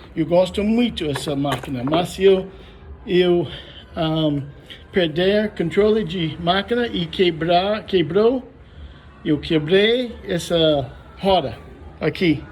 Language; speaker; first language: Portuguese; non-native, learner; English